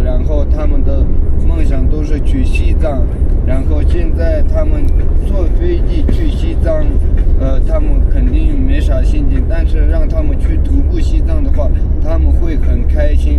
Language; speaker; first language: Chinese; non-native, local second language; Tibetan